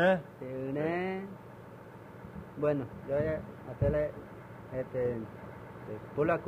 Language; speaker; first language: Spanish; non-native, local second language; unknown